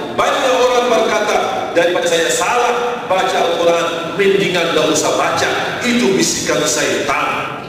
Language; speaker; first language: Indonesian; non-native, fluent; Arabic